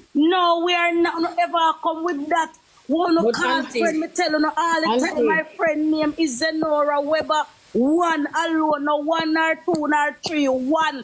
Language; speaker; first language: English; native; English